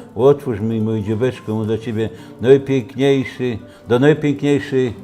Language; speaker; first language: Polish; native; Polish